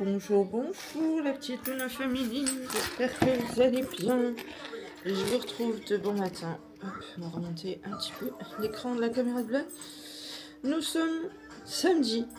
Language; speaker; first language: French; native; French